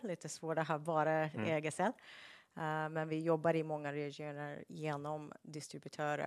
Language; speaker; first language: Swedish; non-native, fluent; English